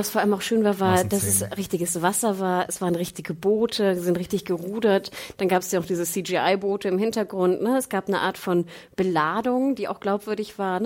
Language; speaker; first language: German; native; German